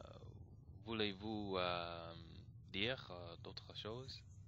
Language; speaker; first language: French; non-native, learner; English